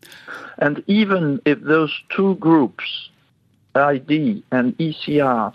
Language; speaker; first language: English; non-native, fluent; French